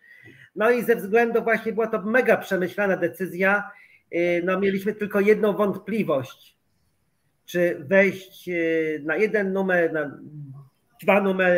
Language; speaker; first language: Polish; native; Polish